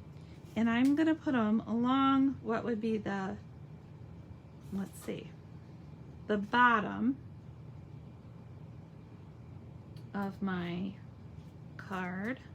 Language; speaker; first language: English; native; English